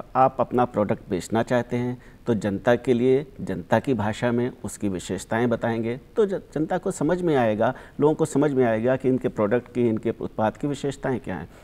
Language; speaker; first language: Hindi; native; Hindi